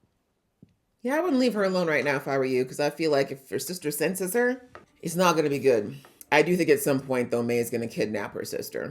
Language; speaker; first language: English; native; English